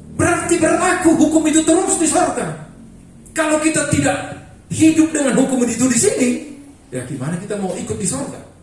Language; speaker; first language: Indonesian; non-native, local second language; Batak Toba